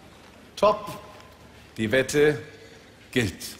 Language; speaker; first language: German; native; German